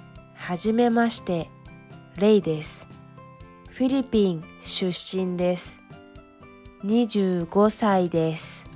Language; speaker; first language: Japanese; non-native, learner; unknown